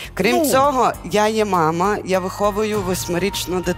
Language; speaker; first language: Ukrainian; native; Ukrainian